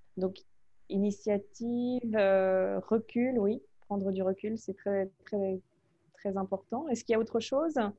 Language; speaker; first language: French; native; French